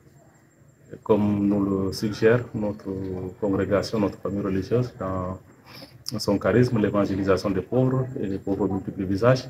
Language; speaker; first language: French; non-native, local second language; Serer